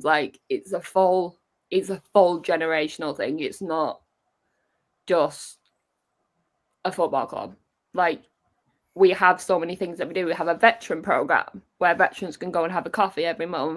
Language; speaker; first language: English; native; English